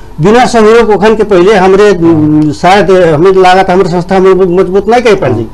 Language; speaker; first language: Bhojpuri; non-native, local second language; Rana Tharu